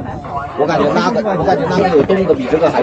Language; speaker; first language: Chinese; native; Chinese